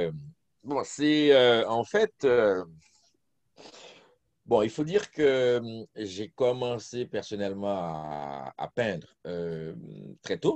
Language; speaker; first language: French; non-native, local second language; Haitian Creole